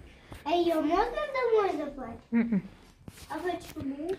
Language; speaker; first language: Russian; early bilingual, heritage; Russian